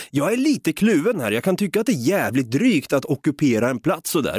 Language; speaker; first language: Swedish; native; Swedish